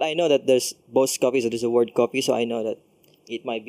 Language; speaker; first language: English; non-native, local second language; Cebuano